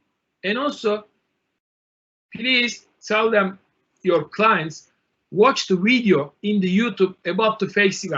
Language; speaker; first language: English; non-native, learner; Turkish